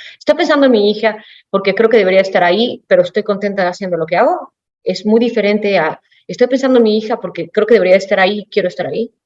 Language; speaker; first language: Spanish; native; Spanish